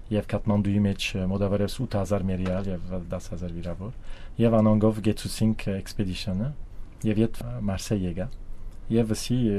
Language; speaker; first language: Armenian; early bilingual, heritage; Armenian